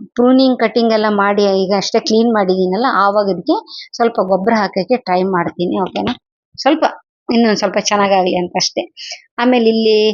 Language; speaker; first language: Kannada; native; Kannada